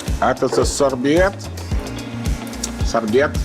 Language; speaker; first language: Ukrainian; non-native, learner; Italian